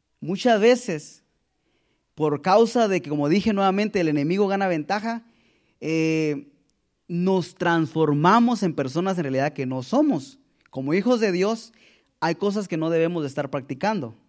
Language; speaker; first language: Spanish; native; Spanish